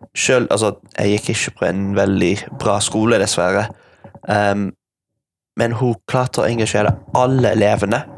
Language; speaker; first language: Norwegian; non-native, fluent; English